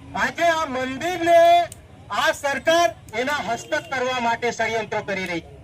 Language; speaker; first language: Gujarati; non-native, local second language; Bhili